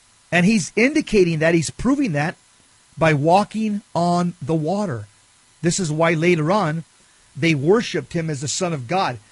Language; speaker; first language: English; native; English